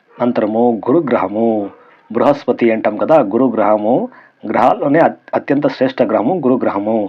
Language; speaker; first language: Telugu; non-native, local second language; Kannada